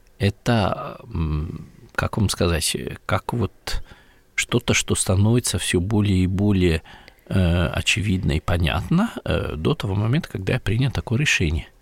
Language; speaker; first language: Russian; non-native, fluent; Italian